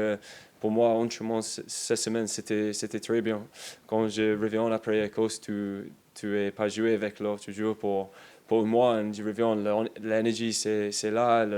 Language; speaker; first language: French; non-native, learner; English